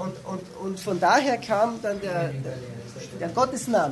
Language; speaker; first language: German; native; German